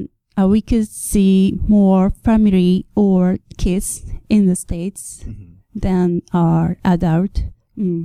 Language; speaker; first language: English; non-native, learner; Japanese